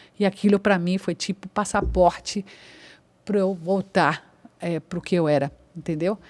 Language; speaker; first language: Portuguese; non-native, fluent; Spanish